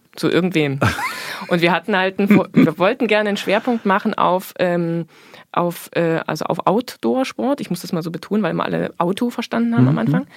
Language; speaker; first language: German; native; German